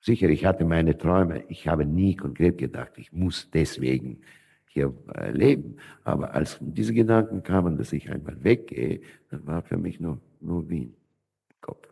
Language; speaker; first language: German; non-native, fluent; Russian